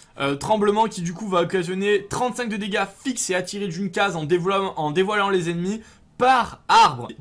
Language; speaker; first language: French; native; French